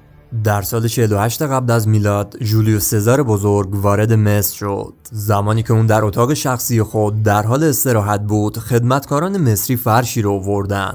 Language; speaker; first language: Persian; native; Persian